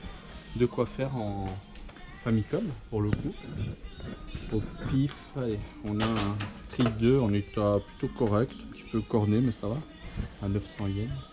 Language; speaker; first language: French; native; French